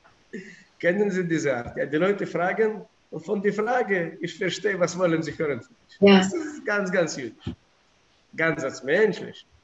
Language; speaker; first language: German; non-native, fluent; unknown